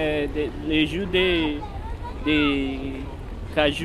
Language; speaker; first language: French; non-native, learner; Portuguese